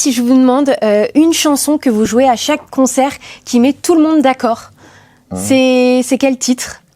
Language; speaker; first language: French; native; French